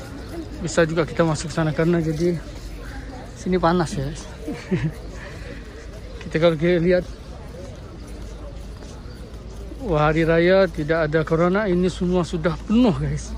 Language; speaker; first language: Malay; early bilingual, heritage; Malay